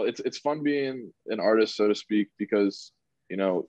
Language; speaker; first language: English; native; English